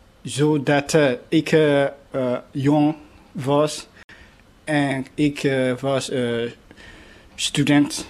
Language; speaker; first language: Dutch; non-native, learner; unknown